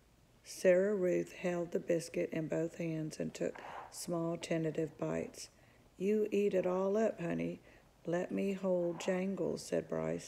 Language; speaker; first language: English; native; English